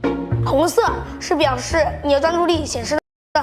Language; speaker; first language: Chinese; native; Chinese